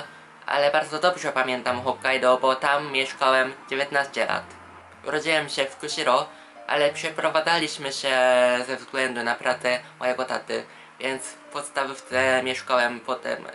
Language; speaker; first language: Polish; non-native, fluent; Japanese